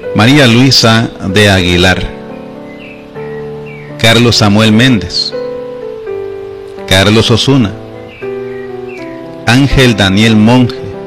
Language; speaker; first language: Spanish; native; Spanish